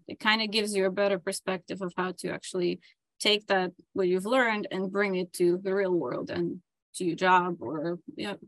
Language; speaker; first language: English; non-native, fluent; Ukrainian